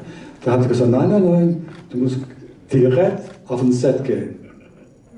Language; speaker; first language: German; early bilingual, heritage; Italian